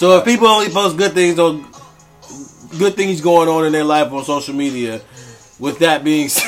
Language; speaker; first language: English; native; English